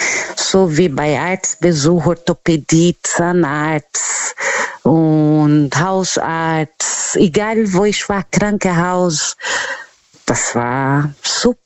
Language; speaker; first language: German; non-native, learner; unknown